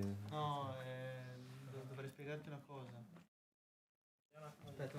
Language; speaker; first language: Italian; native; Italian